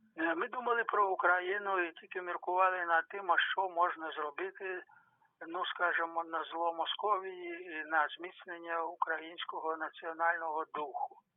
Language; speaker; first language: Ukrainian; native; Ukrainian